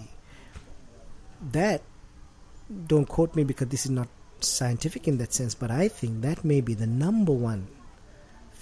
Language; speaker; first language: English; non-native, local second language; Sinhala